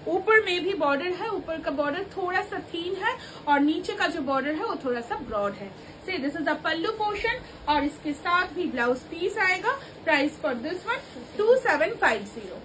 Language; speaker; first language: Hindi; non-native, local second language; Bangla